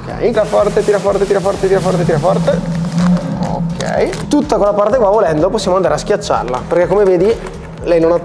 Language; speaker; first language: Italian; native; Italian